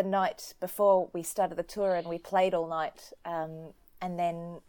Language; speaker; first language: English; native; English